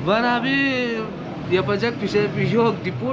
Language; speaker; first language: Turkish; non-native, learner; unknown